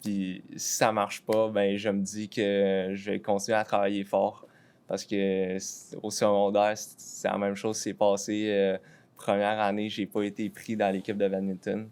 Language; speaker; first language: French; native; French